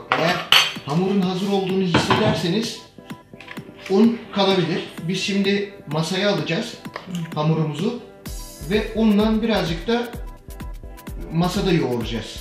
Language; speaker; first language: Turkish; native; Turkish